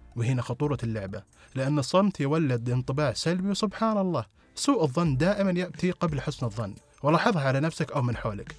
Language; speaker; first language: Arabic; native; Arabic